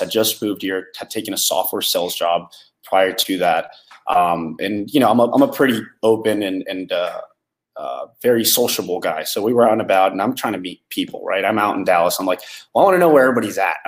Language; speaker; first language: English; native; English